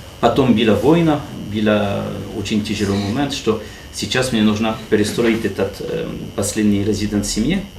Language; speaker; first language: Russian; non-native, learner; French